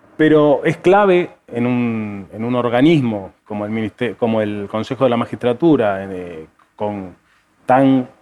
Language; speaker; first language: Spanish; native; Spanish